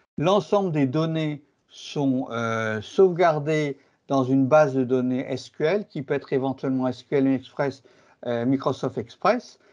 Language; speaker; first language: French; native; French